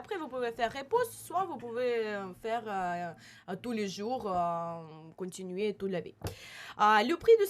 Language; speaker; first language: French; non-native, learner; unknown